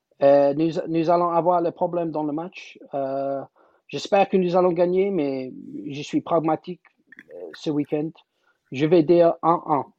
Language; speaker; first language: French; non-native, learner; English